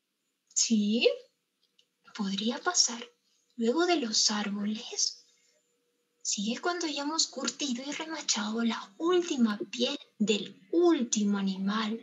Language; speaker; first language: Spanish; native; Spanish